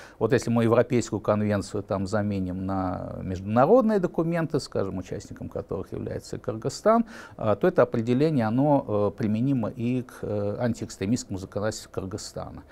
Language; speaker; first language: Russian; native; Russian